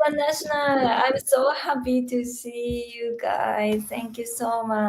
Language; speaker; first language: English; non-native, learner; Japanese